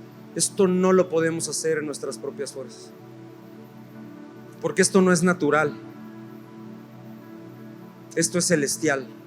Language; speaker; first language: Spanish; native; Spanish